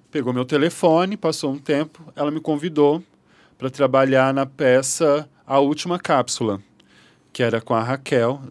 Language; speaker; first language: Portuguese; native; Portuguese